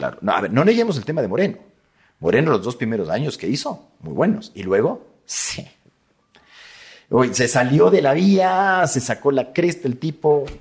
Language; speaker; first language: Spanish; native; Spanish